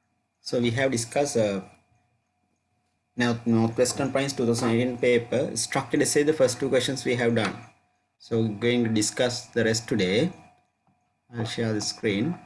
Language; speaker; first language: English; non-native, local second language; Sinhala